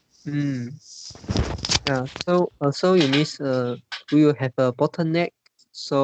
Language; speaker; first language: English; non-native, fluent; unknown